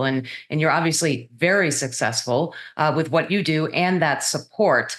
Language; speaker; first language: English; native; English